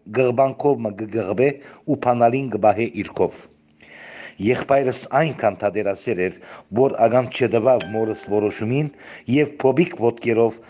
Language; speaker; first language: Armenian; native; Armenian